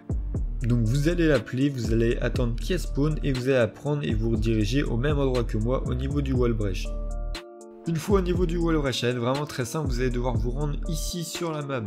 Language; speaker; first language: French; native; French